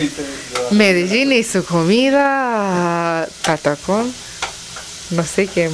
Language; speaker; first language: Spanish; non-native, learner; Tamil